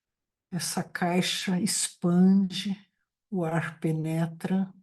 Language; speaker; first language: Portuguese; native; Portuguese